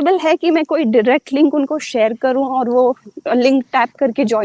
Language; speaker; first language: Hindi; native; Hindi